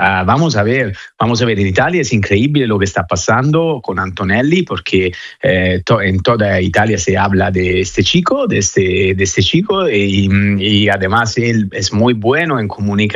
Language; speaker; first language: Spanish; non-native, fluent; Italian